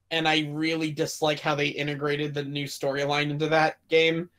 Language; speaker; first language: English; native; English